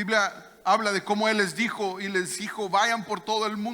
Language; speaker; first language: Spanish; native; Spanish